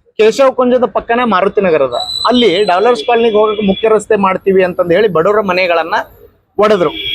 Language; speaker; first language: Kannada; native; Kannada